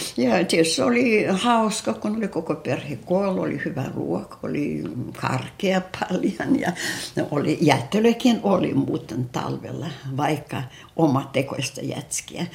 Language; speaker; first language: Finnish; non-native, local second language; Russian